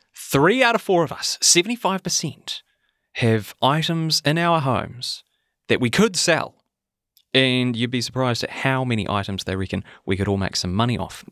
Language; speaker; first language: English; native; English